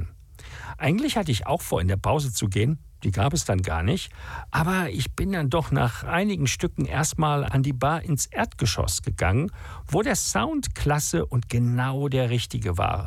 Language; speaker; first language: German; native; German